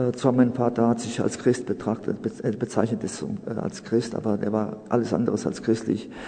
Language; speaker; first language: German; non-native, fluent; Serbian